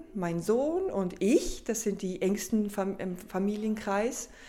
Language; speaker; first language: German; non-native, fluent; Estonian